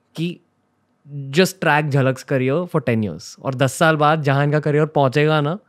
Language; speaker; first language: Hindi; native; Hindi